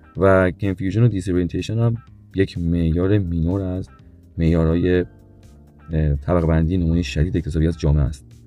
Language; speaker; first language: Persian; native; Persian